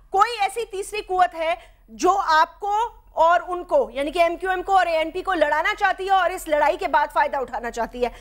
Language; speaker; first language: Urdu; native; Urdu